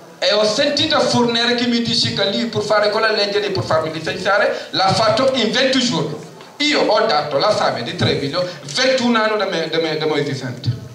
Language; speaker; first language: Italian; non-native, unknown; Wolof